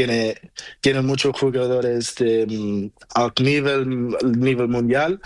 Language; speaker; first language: Spanish; non-native, learner; Portuguese